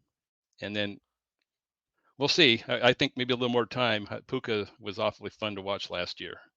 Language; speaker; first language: English; native; English